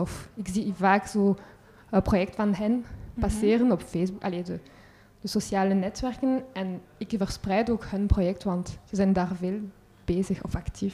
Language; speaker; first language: Dutch; non-native, local second language; French